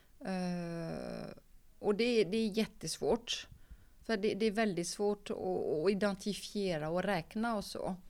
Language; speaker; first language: Swedish; non-native, fluent; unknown